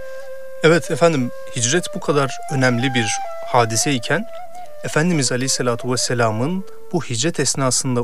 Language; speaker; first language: Turkish; native; Turkish